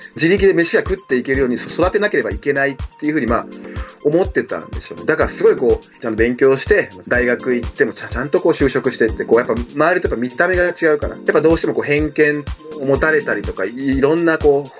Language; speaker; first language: Japanese; native; Japanese